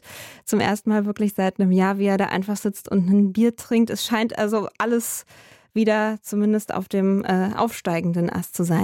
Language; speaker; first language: German; native; German